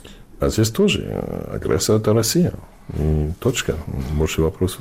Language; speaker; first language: Russian; non-native, fluent; English